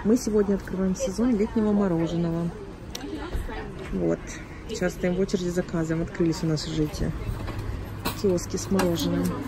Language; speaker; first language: Russian; native; Russian